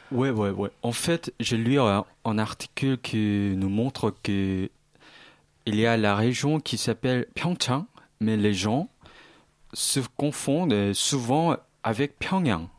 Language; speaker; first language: French; non-native, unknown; Korean